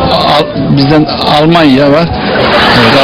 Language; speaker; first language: Turkish; native; Turkish